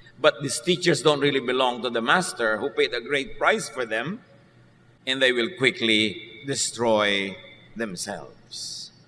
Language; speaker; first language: English; non-native, local second language; Filipino